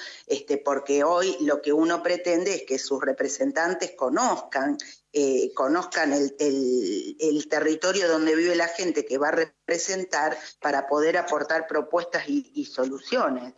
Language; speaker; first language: Spanish; native; Spanish